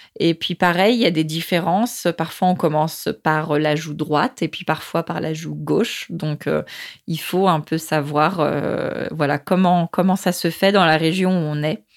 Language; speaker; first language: French; native; French